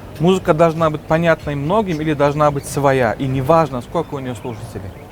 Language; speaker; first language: Russian; non-native, local second language; Turkmen